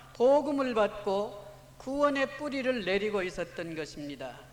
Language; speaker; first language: Korean; native; Korean